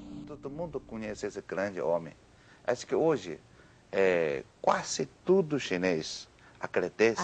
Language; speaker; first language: Portuguese; non-native, learner; Chinese